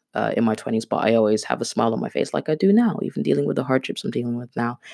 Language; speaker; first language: English; non-native, local second language; Swahili